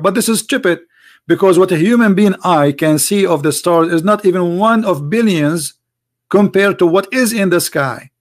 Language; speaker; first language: English; non-native, fluent; Arabic